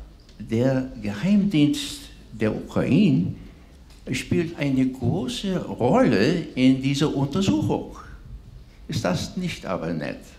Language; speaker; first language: German; non-native, fluent; English